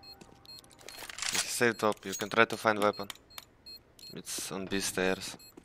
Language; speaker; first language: English; non-native, fluent; Russian